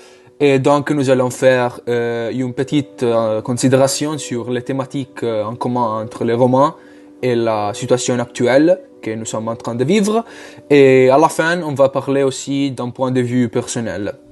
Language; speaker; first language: French; non-native, learner; Italian